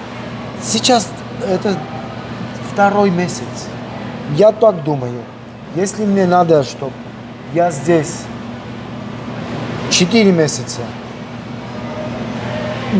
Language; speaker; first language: Russian; non-native, local second language; Armenian